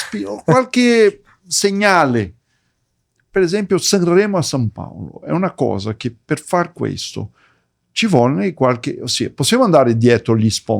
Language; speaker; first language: Italian; early bilingual, heritage; Portuguese